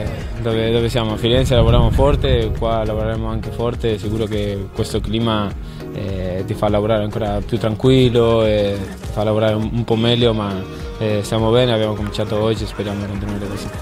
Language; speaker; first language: Italian; non-native, fluent; Spanish